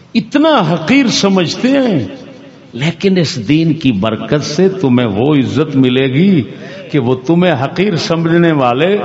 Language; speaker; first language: Urdu; non-native, local second language; Punjabi